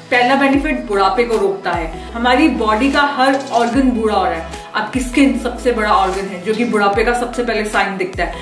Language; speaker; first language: Hindi; native; Hindi